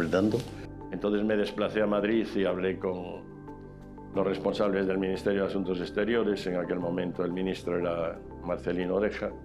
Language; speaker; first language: Spanish; native; Spanish